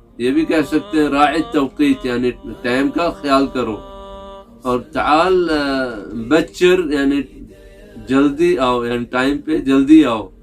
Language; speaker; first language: Urdu; native; Urdu